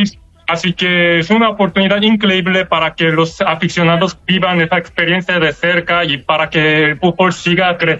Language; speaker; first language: Spanish; non-native, learner; Korean